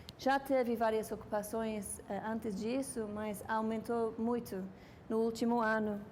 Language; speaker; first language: Portuguese; non-native, fluent; English